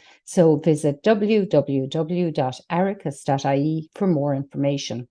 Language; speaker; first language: English; native; English